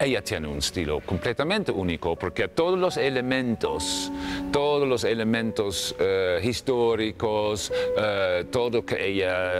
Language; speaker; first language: Spanish; non-native, fluent; English